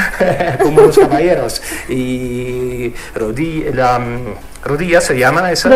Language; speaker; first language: Spanish; non-native, fluent; Italian